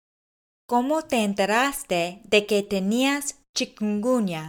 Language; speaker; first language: Spanish; non-native, fluent; English